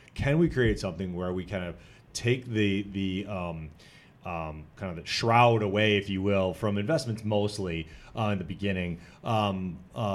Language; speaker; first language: English; native; English